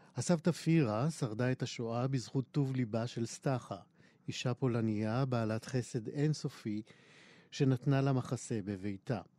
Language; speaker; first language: Hebrew; native; Hebrew